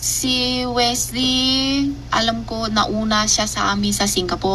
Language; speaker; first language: Filipino; non-native, learner; Chinese